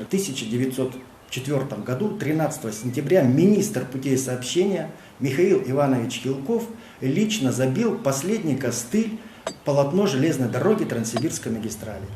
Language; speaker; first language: Russian; native; Russian